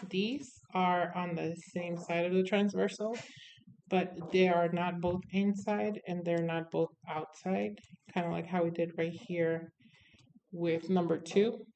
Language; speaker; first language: English; native; English